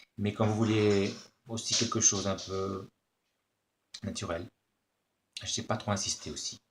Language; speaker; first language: French; early bilingual, other home language; Spanish